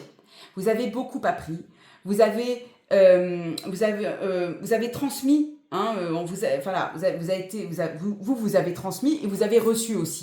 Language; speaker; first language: French; native; French